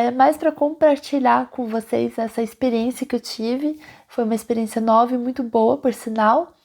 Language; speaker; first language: Portuguese; native; Portuguese